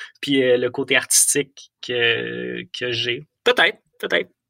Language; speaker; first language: French; native; French